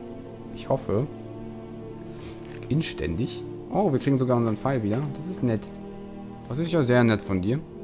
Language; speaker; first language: German; native; German